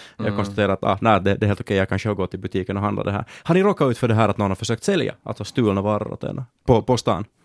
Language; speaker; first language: Swedish; native; Swedish